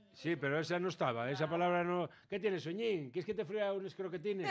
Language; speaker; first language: Spanish; native; Spanish